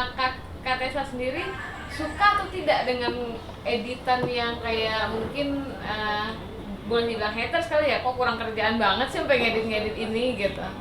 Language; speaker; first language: Indonesian; native; Indonesian